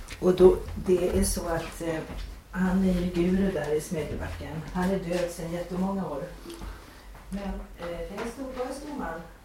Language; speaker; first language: Swedish; native; Swedish